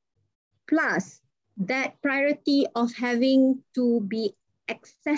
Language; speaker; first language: English; non-native, local second language; Malay